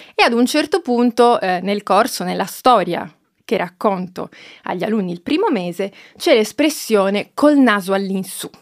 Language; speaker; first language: Italian; native; Italian